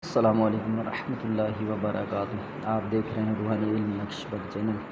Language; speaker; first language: Urdu; non-native, local second language; Sindhi